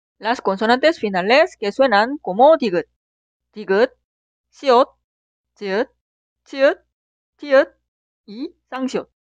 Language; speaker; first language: Spanish; non-native, fluent; Korean